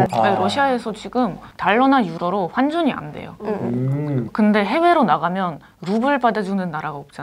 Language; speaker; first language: Korean; non-native, fluent; Ukrainian